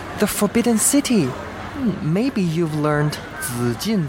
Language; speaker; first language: English; non-native, fluent; Chinese